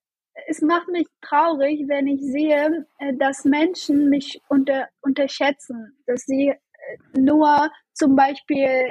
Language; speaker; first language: German; non-native, fluent; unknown